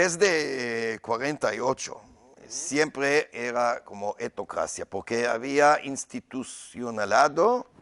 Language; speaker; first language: Spanish; non-native, learner; Hebrew